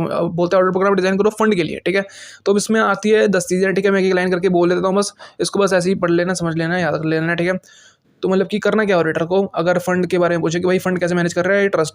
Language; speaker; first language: Hindi; native; Hindi